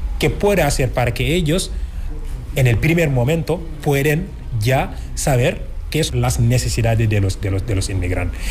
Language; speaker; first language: Spanish; non-native, fluent; Wolof